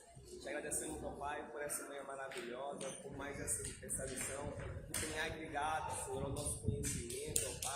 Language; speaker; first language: Portuguese; native; Portuguese